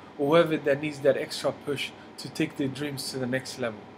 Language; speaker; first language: English; non-native, fluent; Somali